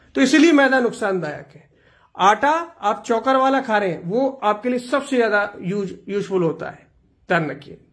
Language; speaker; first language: Hindi; non-native, local second language; Gujarati